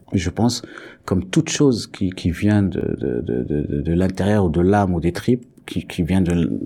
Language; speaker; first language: French; non-native, local second language; Arabic